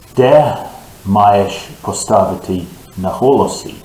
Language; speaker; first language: Ukrainian; non-native, learner; English